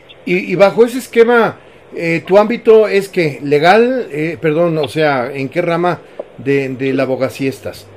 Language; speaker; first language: Spanish; native; Spanish